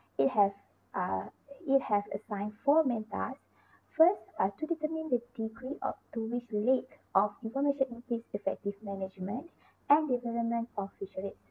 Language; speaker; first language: English; non-native, local second language; Malay